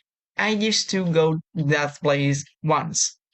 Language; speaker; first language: English; non-native, learner; Vietnamese